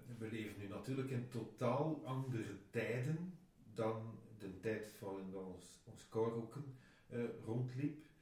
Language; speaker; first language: Dutch; native; Dutch